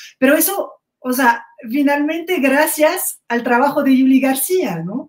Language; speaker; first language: Spanish; non-native, fluent; French